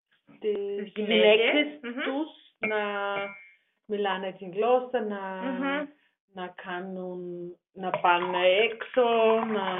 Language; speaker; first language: Greek; non-native, learner; German